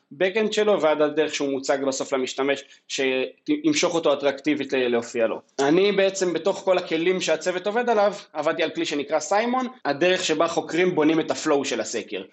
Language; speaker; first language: Hebrew; native; Hebrew